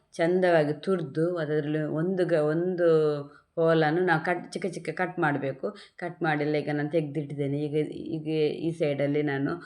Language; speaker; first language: Kannada; non-native, local second language; Tulu